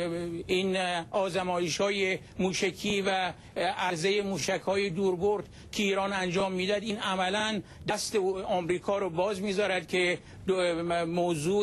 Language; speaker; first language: Persian; native; Persian